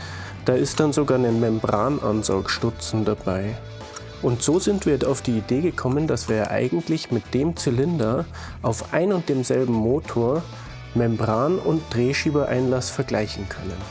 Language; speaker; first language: German; native; German